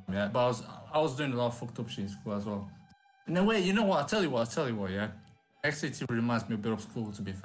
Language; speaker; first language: English; non-native, fluent; Romanian